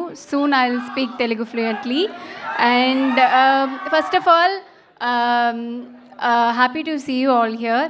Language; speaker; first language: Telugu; non-native, learner; Tamil